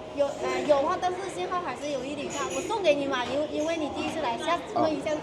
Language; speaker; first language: Chinese; native; Chinese